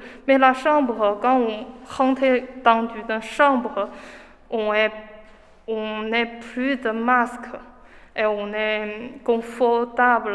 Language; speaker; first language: French; non-native, learner; Chinese